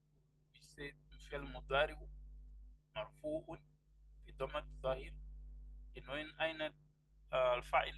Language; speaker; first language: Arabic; non-native, fluent; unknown